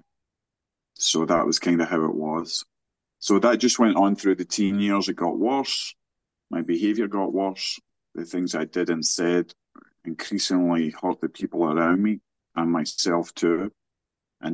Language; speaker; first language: English; native; English